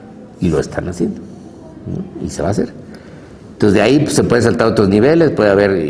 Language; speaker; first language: Spanish; native; Spanish